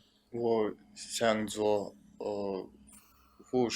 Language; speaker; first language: Chinese; non-native, learner; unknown